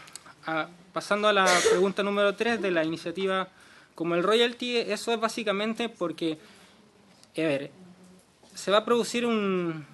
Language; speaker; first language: Spanish; native; Spanish